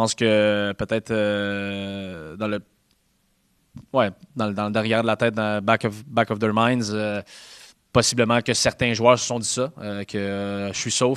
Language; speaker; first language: French; native; French